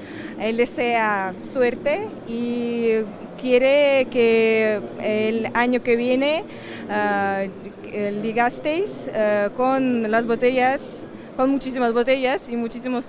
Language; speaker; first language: Spanish; non-native, fluent; Russian